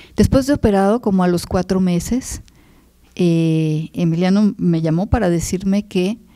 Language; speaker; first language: Spanish; native; Spanish